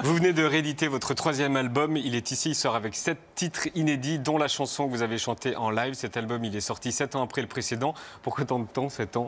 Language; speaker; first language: French; native; French